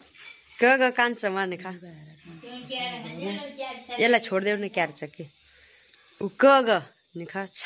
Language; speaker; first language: Chinese; non-native, learner; Nepali